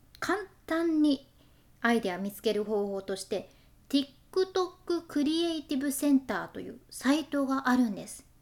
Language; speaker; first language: Japanese; native; Japanese